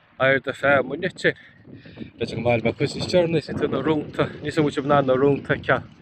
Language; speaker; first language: Irish; native; Irish